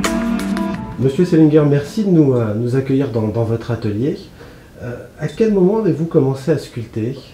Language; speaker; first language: French; native; French